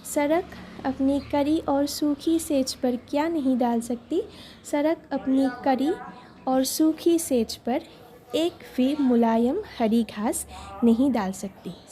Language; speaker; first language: Hindi; non-native, local second language; Assamese